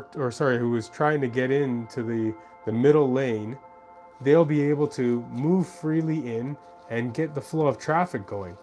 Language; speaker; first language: English; native; English